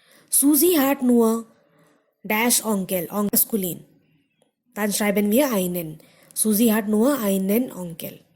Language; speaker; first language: German; non-native, fluent; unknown